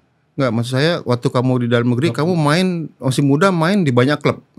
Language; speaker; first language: Indonesian; native; Indonesian